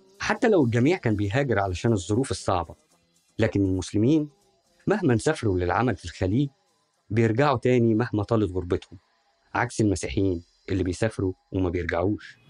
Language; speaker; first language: Arabic; native; Arabic